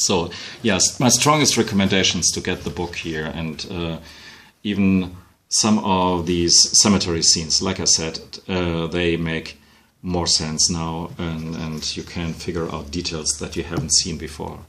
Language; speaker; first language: English; non-native, fluent; German